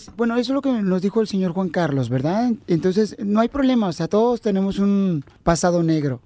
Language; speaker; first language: Spanish; native; Spanish